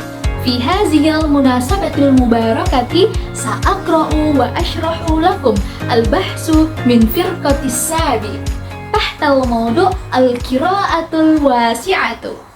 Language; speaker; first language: Arabic; non-native, learner; Indonesian